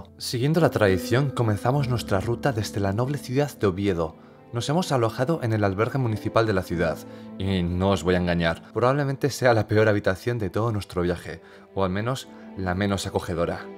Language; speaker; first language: Spanish; native; Spanish